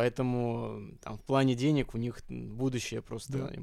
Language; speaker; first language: Russian; native; Russian